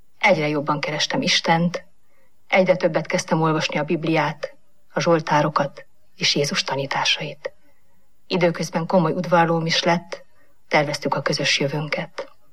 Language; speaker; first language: Hungarian; native; Hungarian